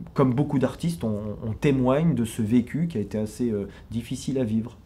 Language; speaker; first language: French; native; French